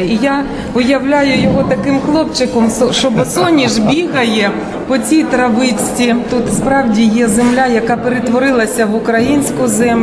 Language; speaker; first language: Ukrainian; native; Ukrainian